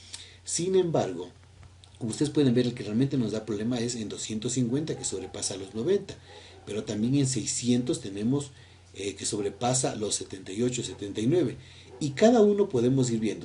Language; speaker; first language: Spanish; native; Spanish